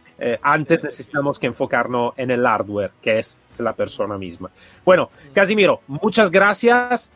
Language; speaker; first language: Spanish; non-native, fluent; Italian